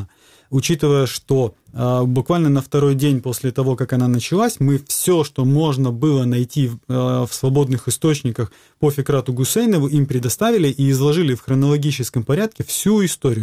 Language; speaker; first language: Russian; native; Russian